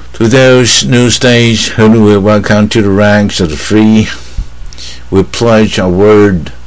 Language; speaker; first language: English; non-native, fluent; Chinese